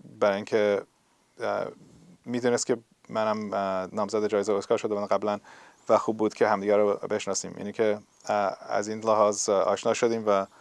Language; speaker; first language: Persian; early bilingual, heritage; Persian